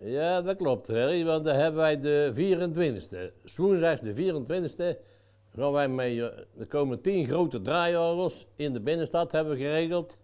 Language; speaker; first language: Dutch; native; Dutch